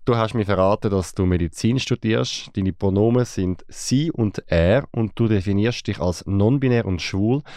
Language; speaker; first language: German; native; German